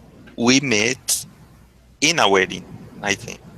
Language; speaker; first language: English; non-native, learner; Spanish